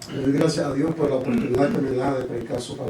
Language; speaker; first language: Spanish; native; Spanish